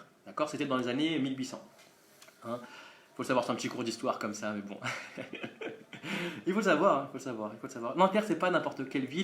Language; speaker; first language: French; native; French